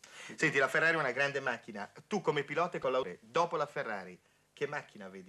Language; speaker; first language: Italian; native; Italian